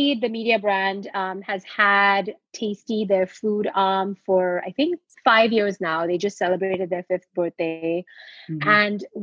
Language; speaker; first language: English; non-native, local second language; Hindi